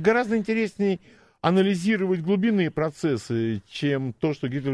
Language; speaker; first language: Russian; native; Russian